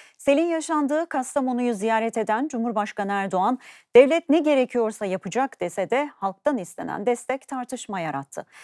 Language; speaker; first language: Turkish; native; Turkish